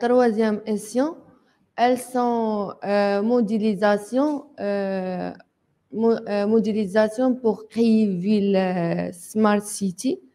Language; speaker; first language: French; non-native, local second language; Arabic